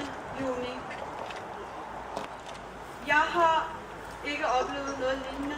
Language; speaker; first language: Danish; early bilingual, other home language; Urdu